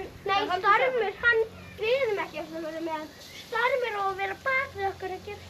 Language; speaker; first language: Icelandic; early bilingual, heritage; Icelandic